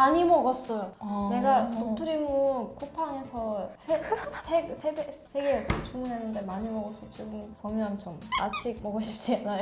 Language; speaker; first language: Korean; non-native, learner; Russian